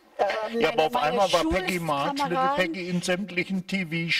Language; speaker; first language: German; native; German